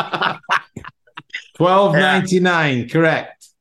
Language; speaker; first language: English; native; English